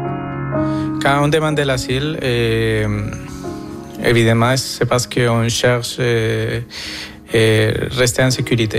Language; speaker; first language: French; non-native, fluent; Spanish